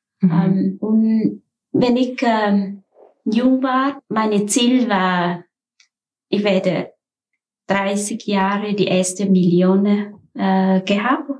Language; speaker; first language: German; non-native, learner; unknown